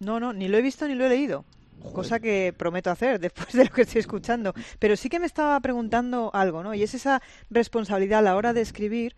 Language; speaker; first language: Spanish; native; Spanish